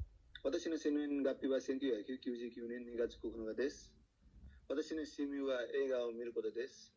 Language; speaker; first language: Japanese; non-native, learner; Nepali